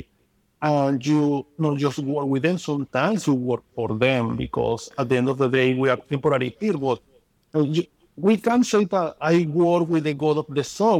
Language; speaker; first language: English; non-native, fluent; Spanish